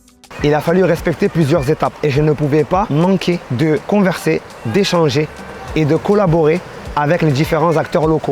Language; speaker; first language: French; native; French